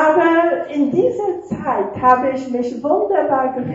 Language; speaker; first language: German; non-native, fluent; Russian